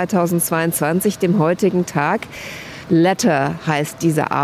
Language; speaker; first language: German; native; German